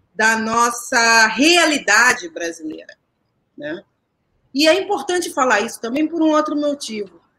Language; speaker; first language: Portuguese; native; Portuguese